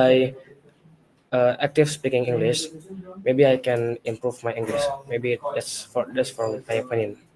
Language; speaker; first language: English; non-native, learner; Indonesian